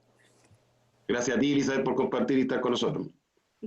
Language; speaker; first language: Spanish; native; Spanish